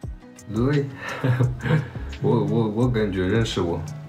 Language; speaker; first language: Chinese; early bilingual, heritage; Chinese